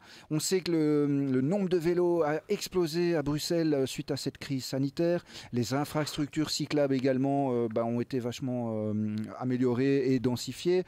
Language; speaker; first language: French; native; French